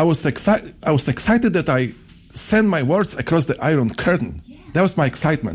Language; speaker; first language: English; non-native, fluent; Polish